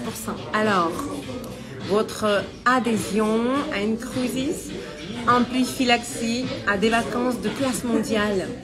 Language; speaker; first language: French; non-native, fluent; Russian